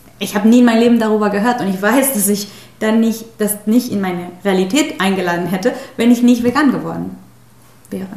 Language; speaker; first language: German; non-native, fluent; Spanish